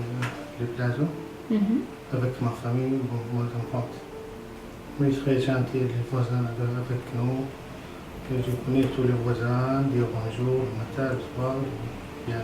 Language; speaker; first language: French; non-native, learner; Arabic